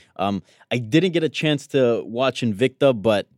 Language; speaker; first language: English; early bilingual, other home language; Spanish